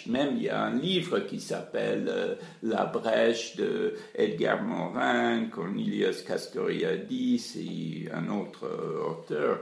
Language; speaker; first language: French; non-native, fluent; English